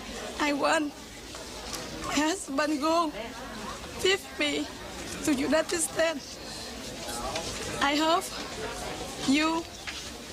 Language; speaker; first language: English; non-native, learner; Vietnamese